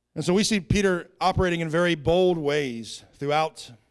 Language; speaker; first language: English; native; English